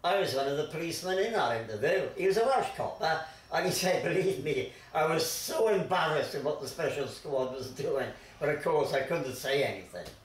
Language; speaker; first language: English; native; English